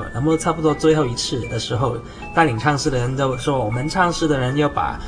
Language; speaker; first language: Chinese; non-native, local second language; Cantonese